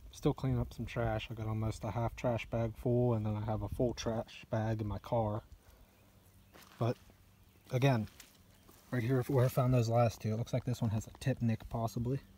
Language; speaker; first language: English; native; English